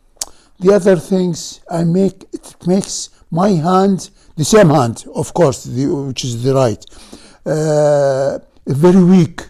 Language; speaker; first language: English; non-native, fluent; Arabic